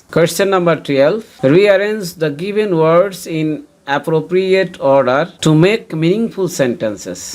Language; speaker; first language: English; non-native, local second language; Bangla